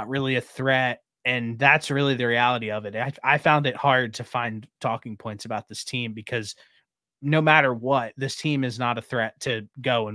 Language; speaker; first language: English; native; English